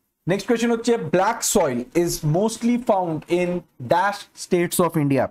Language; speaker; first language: English; non-native, local second language; Bangla